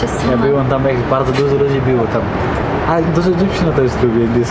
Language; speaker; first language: Polish; non-native, learner; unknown